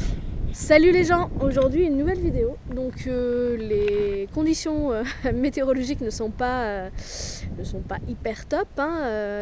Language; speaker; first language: French; native; French